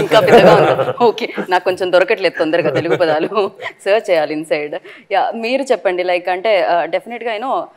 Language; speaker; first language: Telugu; native; Telugu